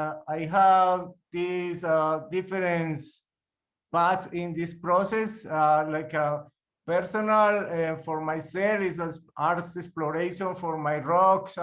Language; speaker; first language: English; non-native, learner; Spanish